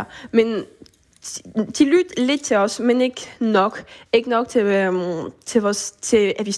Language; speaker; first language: Danish; early bilingual, heritage; French